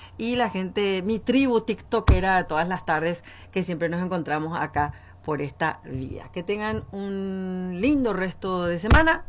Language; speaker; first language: Spanish; native; Spanish